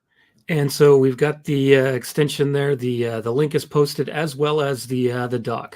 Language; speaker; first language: English; native; English